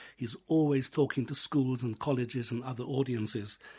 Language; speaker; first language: English; native; English